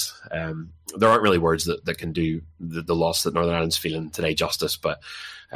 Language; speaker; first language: English; native; English